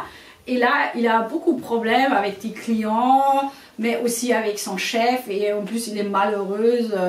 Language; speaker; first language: French; non-native, fluent; German